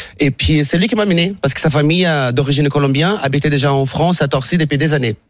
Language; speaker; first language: French; non-native, fluent; Portuguese